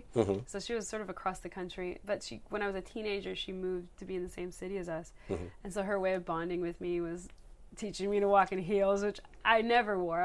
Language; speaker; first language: English; native; English